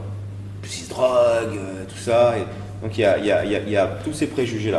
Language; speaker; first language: French; native; French